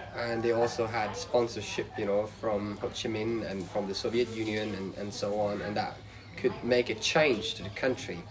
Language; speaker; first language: English; non-native, fluent; Swedish